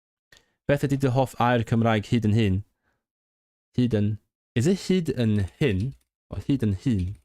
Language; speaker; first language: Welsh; non-native, learner; Cantonese